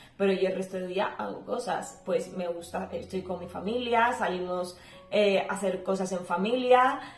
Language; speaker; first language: Spanish; native; Spanish